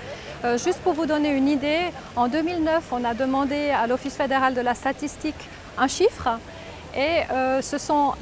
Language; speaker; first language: French; native; French